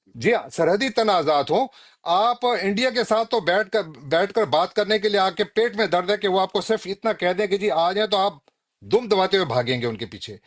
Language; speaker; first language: Urdu; non-native, local second language; Pashto